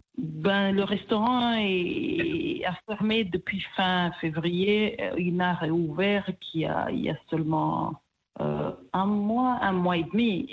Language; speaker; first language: French; non-native, local second language; Kinyarwanda